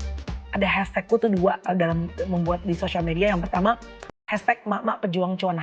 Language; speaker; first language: Indonesian; native; Indonesian